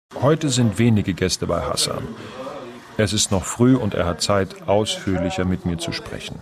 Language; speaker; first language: German; non-native, fluent; Persian